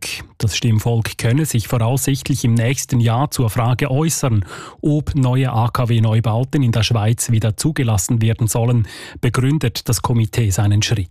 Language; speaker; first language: German; native; German